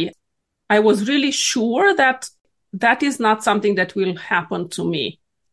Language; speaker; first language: English; non-native, fluent; Romanian